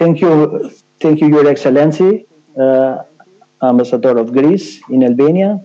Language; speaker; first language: English; non-native, fluent; Albanian